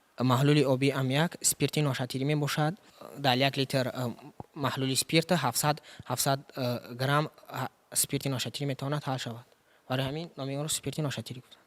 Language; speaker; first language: Tajik; native; Tajik